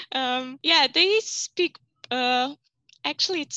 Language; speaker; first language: English; non-native, fluent; Portuguese